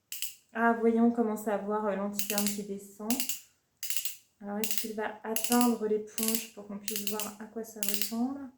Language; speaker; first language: French; native; French